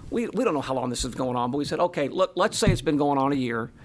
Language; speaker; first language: English; native; English